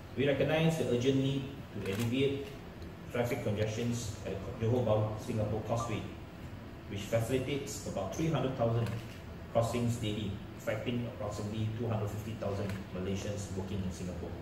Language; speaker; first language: English; non-native, local second language; Chinese